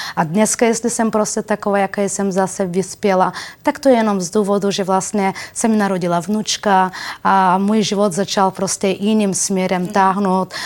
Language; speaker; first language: Czech; non-native, fluent; Bulgarian